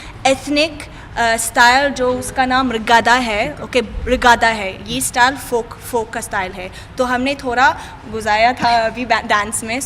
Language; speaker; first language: Hindi; non-native, fluent; Arabic